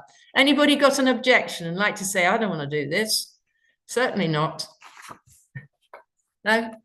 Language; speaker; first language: English; native; English